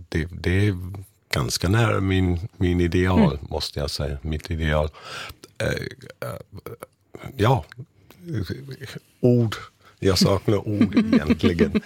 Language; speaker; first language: Swedish; non-native, fluent; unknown